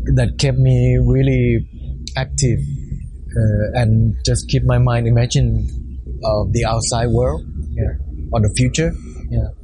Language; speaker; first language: English; non-native, fluent; Thai